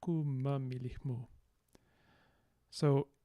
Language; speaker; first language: Indonesian; non-native, learner; English